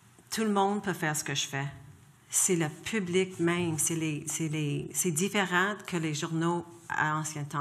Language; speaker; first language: French; non-native, local second language; English